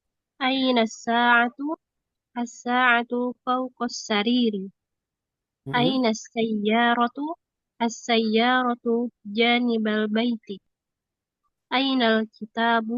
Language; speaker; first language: Arabic; non-native, learner; Indonesian